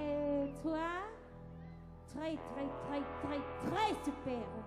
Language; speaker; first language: French; non-native, learner; English